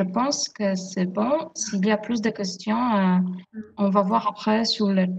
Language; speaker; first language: French; non-native, fluent; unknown